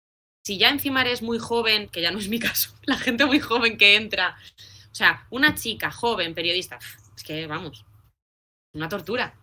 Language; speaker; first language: Spanish; native; Spanish